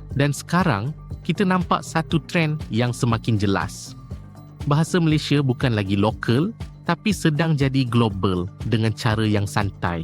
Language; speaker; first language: Malay; native; Malay